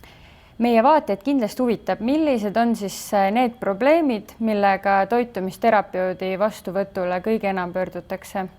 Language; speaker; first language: Estonian; native; Estonian